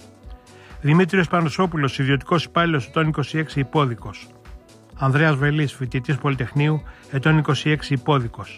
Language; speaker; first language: Greek; native; Greek